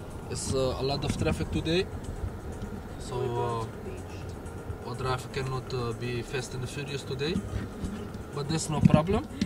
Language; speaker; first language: English; non-native, learner; Dutch